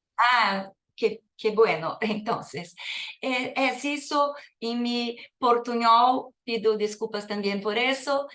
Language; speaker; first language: Spanish; non-native, fluent; Portuguese